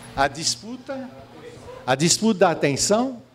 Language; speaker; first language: Portuguese; non-native, fluent; French